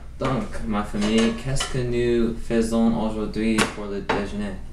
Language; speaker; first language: French; non-native, learner; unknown